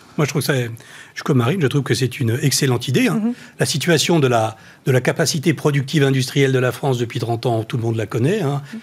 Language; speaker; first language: French; native; French